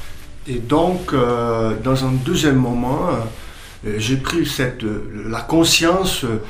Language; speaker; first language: French; non-native, fluent; Portuguese